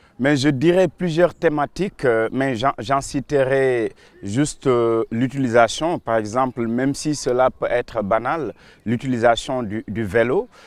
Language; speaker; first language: French; non-native, local second language; Wolof